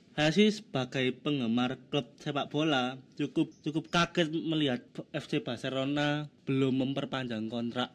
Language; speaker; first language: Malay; non-native, local second language; Javanese